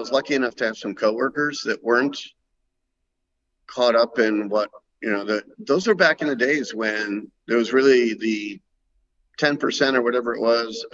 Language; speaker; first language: English; native; English